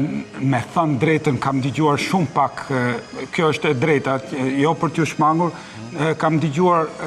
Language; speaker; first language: Albanian; native; Albanian